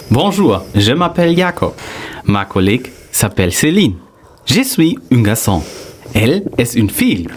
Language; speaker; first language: French; non-native, learner; German